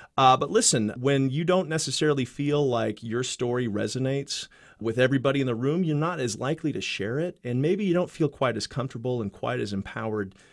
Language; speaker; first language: English; native; English